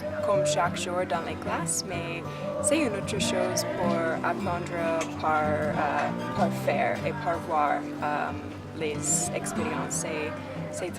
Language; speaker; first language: French; non-native, learner; English